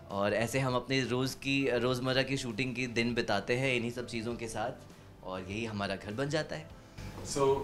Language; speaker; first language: Hindi; native; Hindi